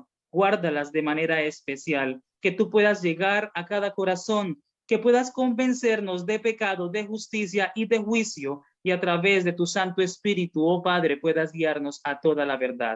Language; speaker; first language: Spanish; native; Spanish